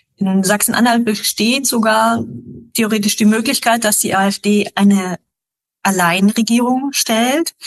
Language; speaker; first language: German; native; German